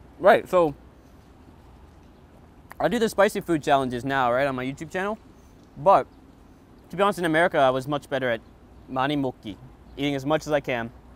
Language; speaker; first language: English; native; English